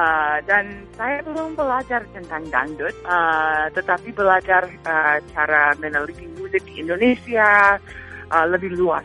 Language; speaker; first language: Indonesian; non-native, fluent; English